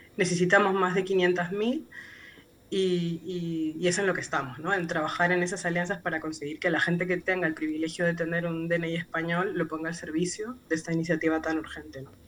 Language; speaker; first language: Spanish; native; Spanish